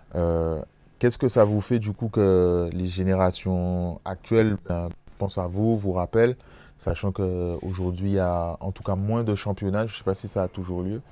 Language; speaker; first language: French; native; French